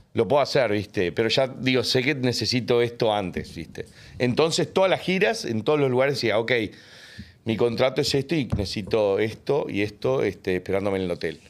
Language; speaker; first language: Spanish; native; Spanish